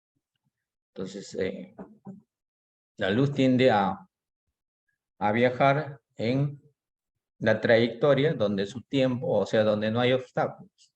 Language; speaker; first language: Spanish; native; Spanish